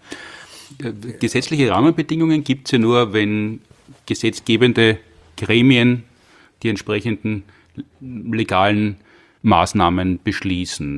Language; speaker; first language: German; native; German